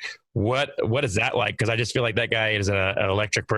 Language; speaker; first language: English; native; English